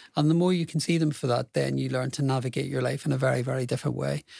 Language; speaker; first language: English; native; English